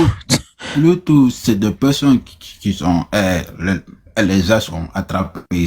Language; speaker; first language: French; non-native, local second language; Susu